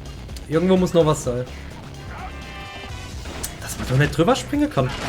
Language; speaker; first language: German; native; German